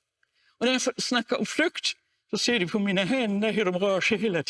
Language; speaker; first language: Swedish; non-native, fluent; German